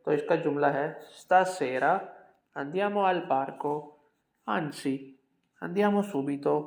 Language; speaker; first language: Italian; non-native, fluent; Urdu